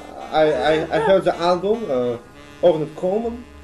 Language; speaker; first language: English; non-native, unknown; Russian